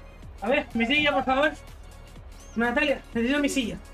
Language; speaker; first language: Spanish; non-native, learner; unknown